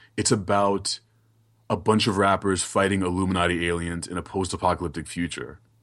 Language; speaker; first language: English; early bilingual, other home language; Haitian Creole